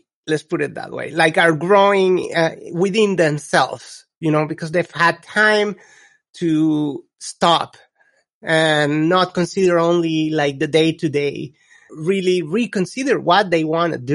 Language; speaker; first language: English; non-native, fluent; Spanish